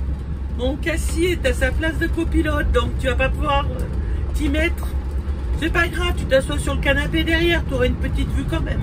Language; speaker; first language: French; native; French